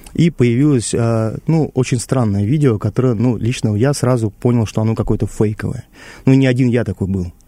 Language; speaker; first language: Russian; native; Russian